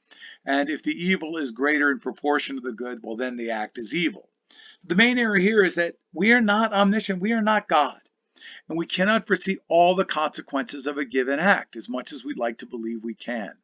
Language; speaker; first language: English; native; English